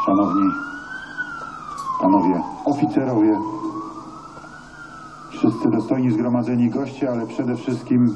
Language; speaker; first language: Polish; native; Polish